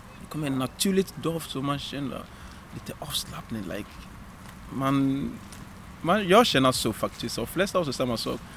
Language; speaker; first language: Swedish; non-native, fluent; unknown